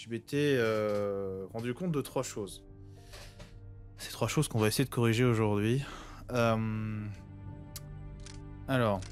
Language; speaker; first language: French; native; French